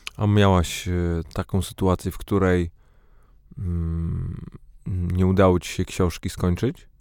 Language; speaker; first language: Polish; native; Polish